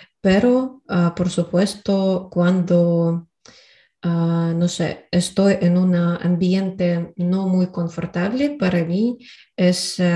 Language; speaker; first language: Spanish; non-native, learner; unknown